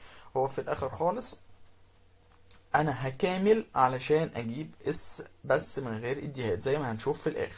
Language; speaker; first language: Arabic; native; Arabic